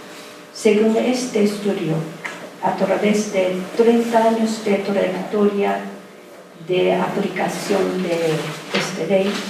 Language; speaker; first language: Spanish; non-native, fluent; Japanese